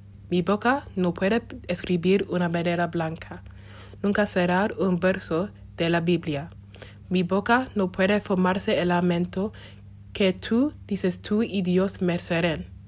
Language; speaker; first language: Spanish; non-native, learner; English